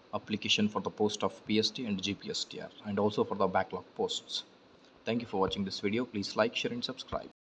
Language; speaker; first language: English; non-native, local second language; Kannada